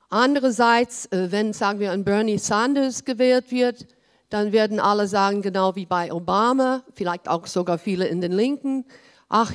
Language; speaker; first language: German; early bilingual, heritage; German